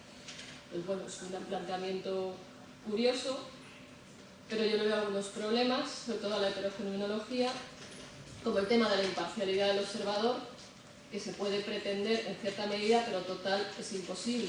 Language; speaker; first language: Spanish; native; Spanish